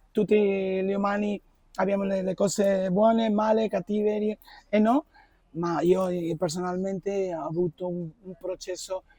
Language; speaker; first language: Italian; non-native, fluent; Spanish